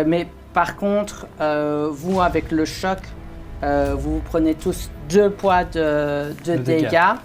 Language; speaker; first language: French; native; French